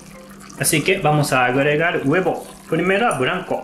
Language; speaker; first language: Spanish; non-native, fluent; Japanese